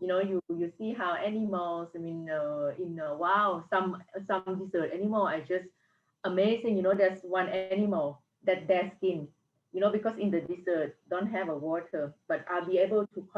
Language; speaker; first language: English; non-native, fluent; Thai